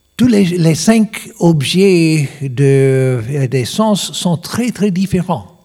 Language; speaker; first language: French; non-native, learner; English